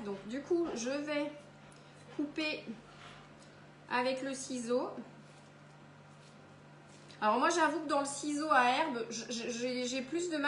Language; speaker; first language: French; native; French